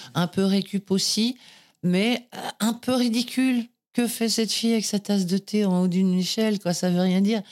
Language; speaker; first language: French; native; French